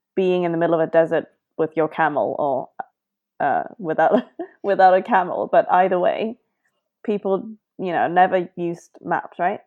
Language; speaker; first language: English; non-native, local second language; Cantonese